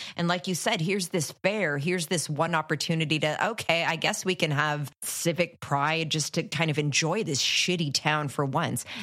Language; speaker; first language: English; native; English